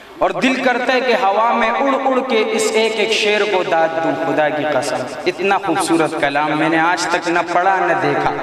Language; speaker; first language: Urdu; non-native, local second language; Pashto